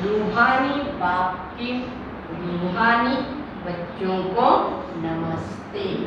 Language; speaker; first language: Hindi; non-native, local second language; Marathi